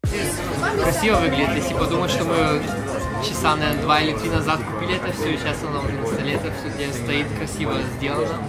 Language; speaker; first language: Russian; early bilingual, heritage; Russian